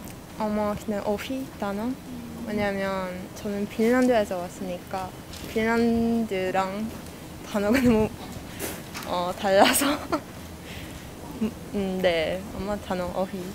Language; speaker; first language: Korean; non-native, learner; Finnish